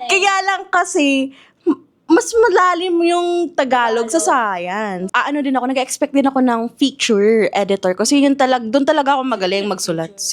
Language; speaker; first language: Filipino; non-native, local second language; English